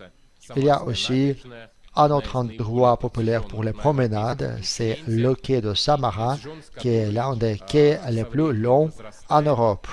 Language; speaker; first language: French; non-native, fluent; Russian